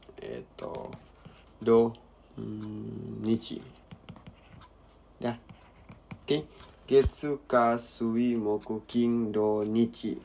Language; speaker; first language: Japanese; non-native, learner; Indonesian